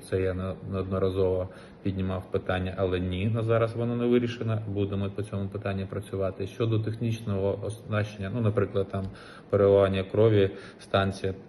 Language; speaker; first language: Ukrainian; native; Ukrainian